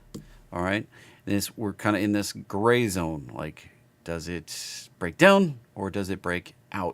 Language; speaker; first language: English; native; English